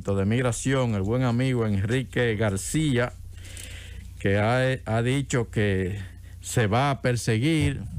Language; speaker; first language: Spanish; native; Spanish